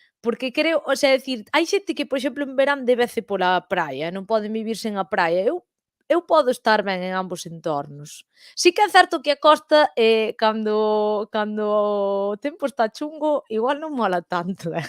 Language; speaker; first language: Galician; native; Galician